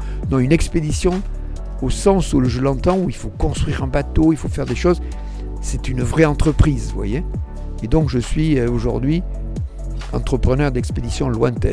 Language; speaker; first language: French; native; French